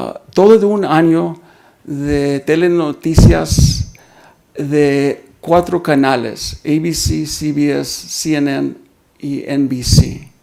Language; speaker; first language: Spanish; early bilingual, heritage; Spanish